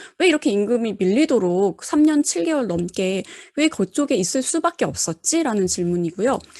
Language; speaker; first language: Korean; native; Korean